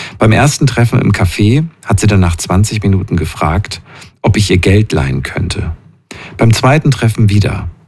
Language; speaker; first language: German; native; German